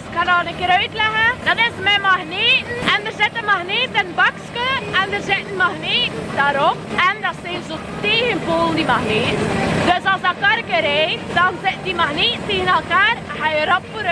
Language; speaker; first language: Dutch; native; Dutch